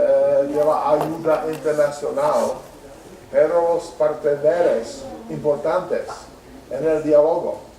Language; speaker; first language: Spanish; non-native, learner; Czech